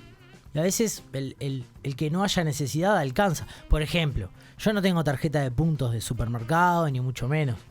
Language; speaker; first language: Spanish; native; Spanish